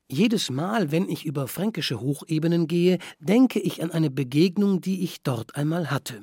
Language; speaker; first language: German; native; German